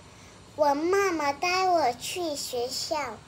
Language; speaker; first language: Chinese; non-native, learner; Vietnamese